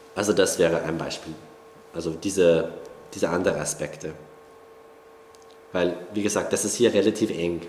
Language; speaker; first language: German; non-native, fluent; English